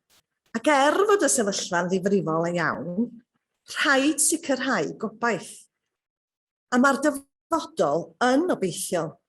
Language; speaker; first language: Welsh; native; Welsh